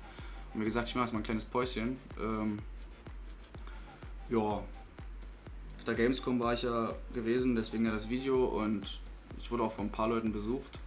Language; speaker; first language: German; native; German